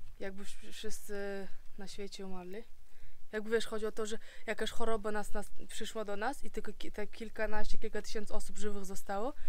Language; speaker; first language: Polish; non-native, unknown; Uzbek